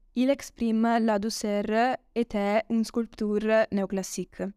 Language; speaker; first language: French; non-native, learner; Italian